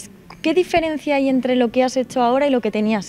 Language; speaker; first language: Spanish; native; Spanish